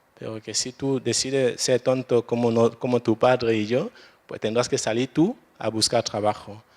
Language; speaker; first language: Spanish; non-native, fluent; French